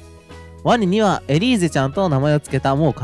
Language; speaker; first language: Japanese; native; Japanese